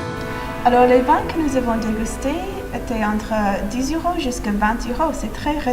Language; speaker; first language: French; non-native, fluent; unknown